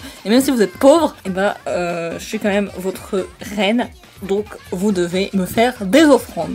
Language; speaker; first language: French; native; French